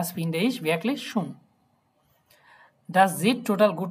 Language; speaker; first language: German; non-native, fluent; Bangla